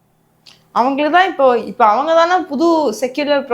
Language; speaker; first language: Tamil; native; Tamil